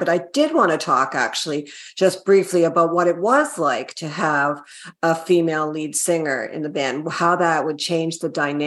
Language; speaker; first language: English; native; English